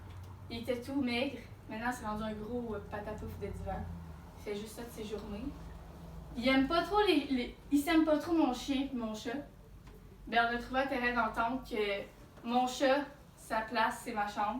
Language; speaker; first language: French; native; French